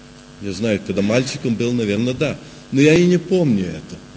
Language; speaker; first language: Russian; early bilingual, heritage; Russian